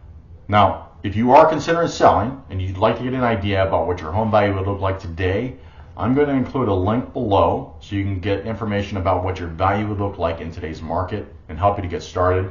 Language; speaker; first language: English; native; English